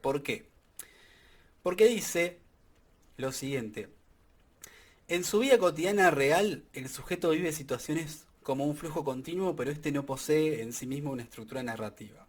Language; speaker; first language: Spanish; native; Spanish